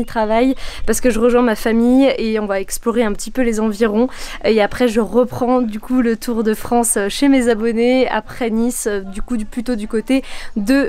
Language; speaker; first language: French; native; French